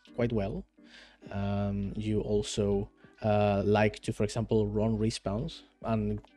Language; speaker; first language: English; non-native, fluent; Spanish